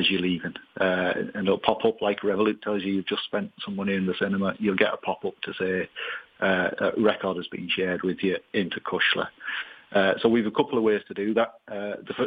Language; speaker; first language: English; native; English